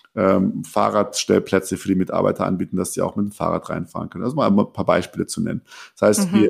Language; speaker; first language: German; early bilingual, other home language; Persian